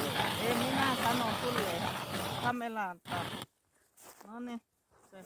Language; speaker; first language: Finnish; non-native, learner; Thai